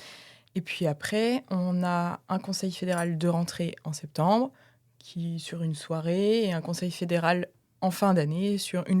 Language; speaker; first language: French; native; French